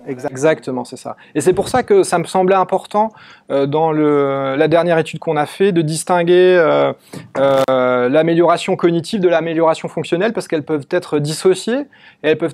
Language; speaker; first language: French; native; French